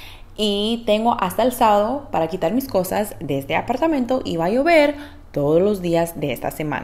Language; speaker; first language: Spanish; early bilingual, heritage; Spanish